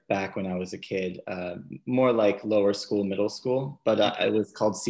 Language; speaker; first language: English; native; English